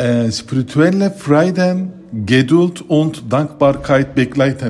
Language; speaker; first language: German; non-native, fluent; Turkish